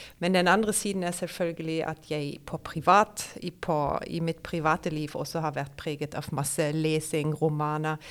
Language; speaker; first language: Norwegian; non-native, fluent; German